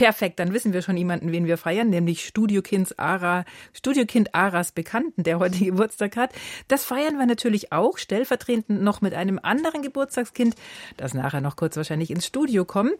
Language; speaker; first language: German; native; German